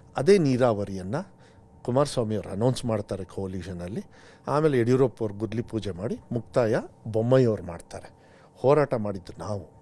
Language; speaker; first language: Kannada; native; Kannada